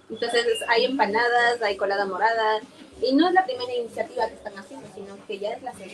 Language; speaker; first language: Spanish; non-native, local second language; Quechua